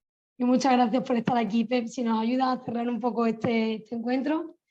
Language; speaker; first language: Spanish; native; Spanish